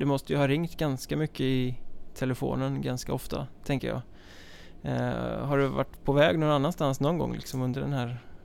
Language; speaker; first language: Swedish; native; Swedish